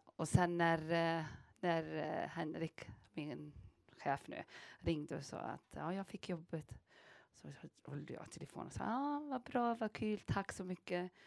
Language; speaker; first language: Swedish; non-native, fluent; Arabic